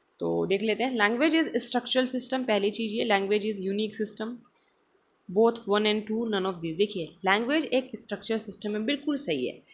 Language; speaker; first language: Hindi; non-native, local second language; Marathi